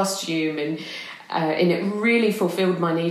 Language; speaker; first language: English; native; English